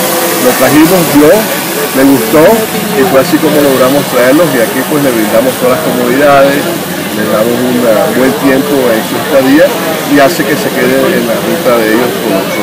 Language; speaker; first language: Spanish; native; Spanish